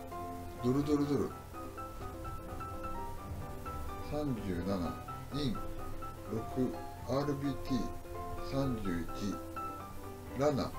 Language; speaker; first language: Japanese; native; Japanese